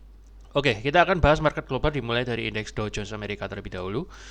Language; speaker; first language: Indonesian; native; Indonesian